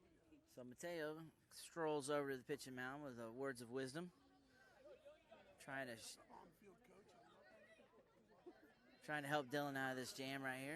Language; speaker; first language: English; native; English